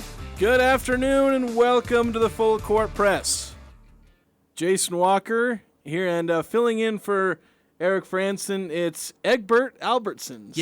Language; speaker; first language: English; native; English